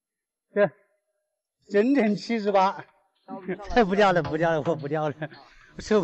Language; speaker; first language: Chinese; native; Chinese